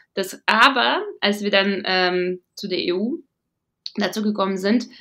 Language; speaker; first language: German; non-native, fluent; Latvian